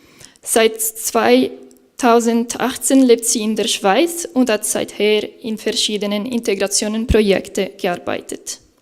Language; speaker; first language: German; non-native, fluent; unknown